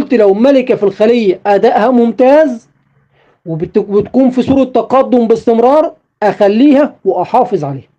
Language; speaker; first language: Arabic; native; Arabic